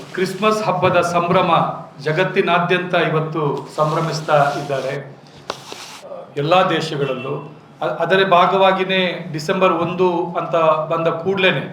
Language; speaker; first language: Kannada; native; Kannada